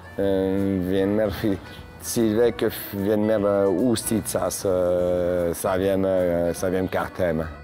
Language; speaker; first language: Latvian; non-native, learner; French